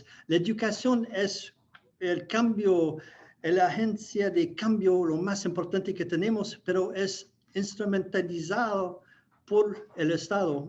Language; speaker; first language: Spanish; non-native, fluent; English